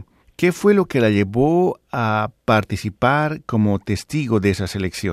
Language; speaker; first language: Spanish; native; Spanish